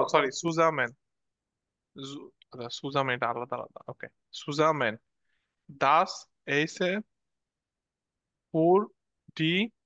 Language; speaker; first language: German; non-native, learner; Bangla